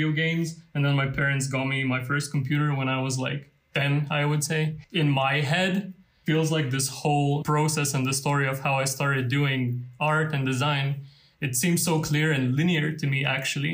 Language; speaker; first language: English; non-native, fluent; Lithuanian